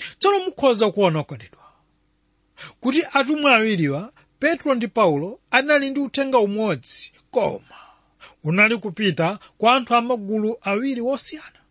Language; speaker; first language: Nyanja; non-native, local second language; Tumbuka